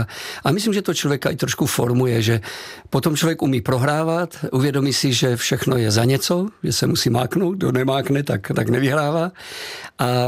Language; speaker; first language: Czech; native; Czech